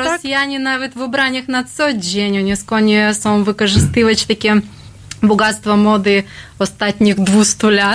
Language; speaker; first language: Polish; non-native, learner; Russian